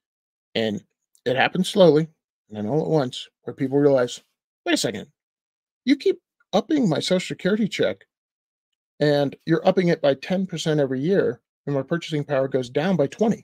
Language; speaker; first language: English; native; English